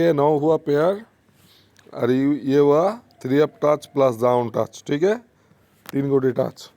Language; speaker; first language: Hindi; non-native, fluent; Bangla